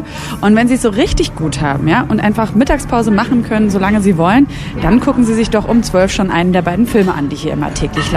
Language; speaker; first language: German; native; German